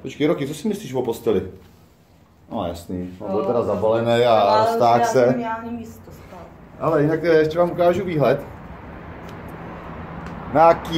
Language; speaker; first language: Czech; native; Czech